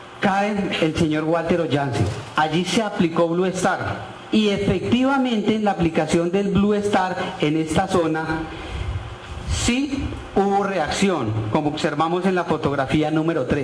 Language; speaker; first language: Spanish; native; Spanish